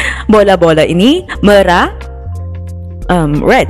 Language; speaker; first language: Indonesian; non-native, learner; Filipino